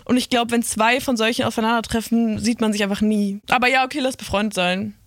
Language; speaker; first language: German; native; German